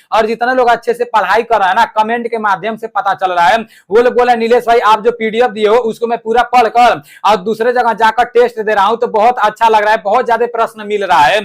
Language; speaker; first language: Hindi; native; Hindi